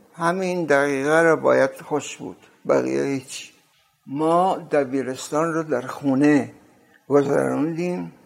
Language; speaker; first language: Persian; native; Persian